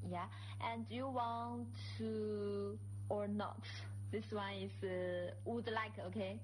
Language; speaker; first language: English; non-native, fluent; Chinese